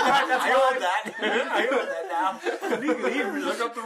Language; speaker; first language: English; native; English